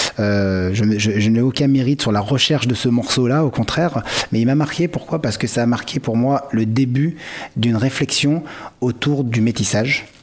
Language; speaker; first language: French; early bilingual, other home language; Malagasy